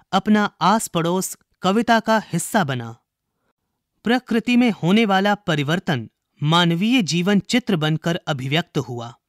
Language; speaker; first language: Hindi; native; Hindi